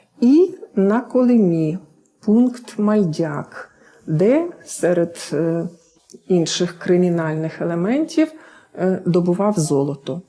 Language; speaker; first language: Ukrainian; native; Ukrainian